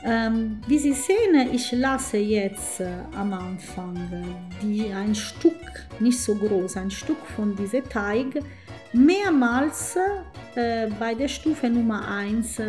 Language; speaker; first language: German; non-native, fluent; Italian